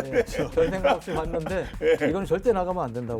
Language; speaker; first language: Korean; native; Korean